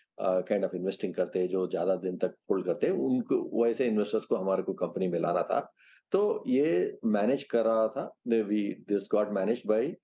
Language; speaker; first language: Hindi; non-native, local second language; Telugu